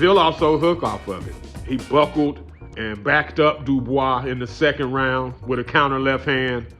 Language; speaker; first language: English; native; English